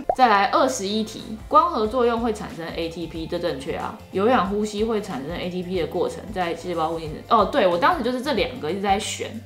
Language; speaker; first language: Chinese; native; Chinese